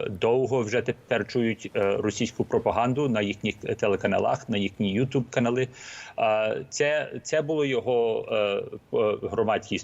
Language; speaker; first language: Ukrainian; early bilingual, heritage; Ukrainian